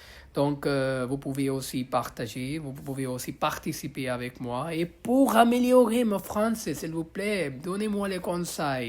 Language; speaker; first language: French; non-native, learner; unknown